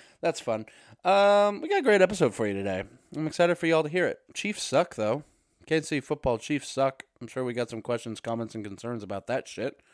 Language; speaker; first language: English; native; English